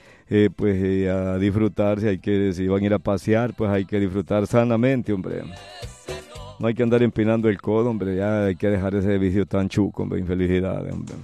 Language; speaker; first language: Spanish; native; Spanish